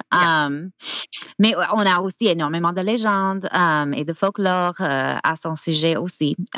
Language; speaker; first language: French; non-native, fluent; English